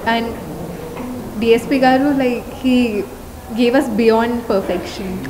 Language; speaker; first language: Telugu; non-native, fluent; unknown